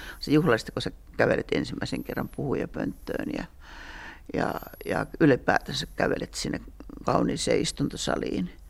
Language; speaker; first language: Finnish; native; Finnish